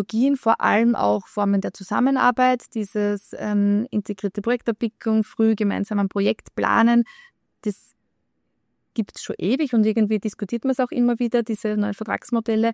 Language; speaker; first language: German; native; German